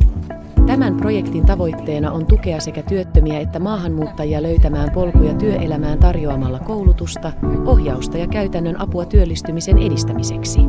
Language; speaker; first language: Finnish; native; Finnish